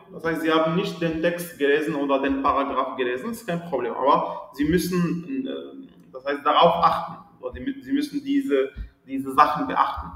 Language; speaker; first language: German; non-native, fluent; Arabic